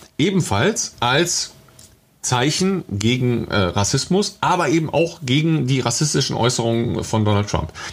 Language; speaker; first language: German; native; German